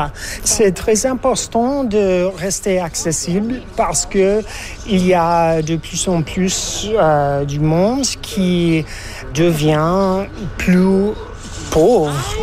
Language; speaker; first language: French; non-native, learner; English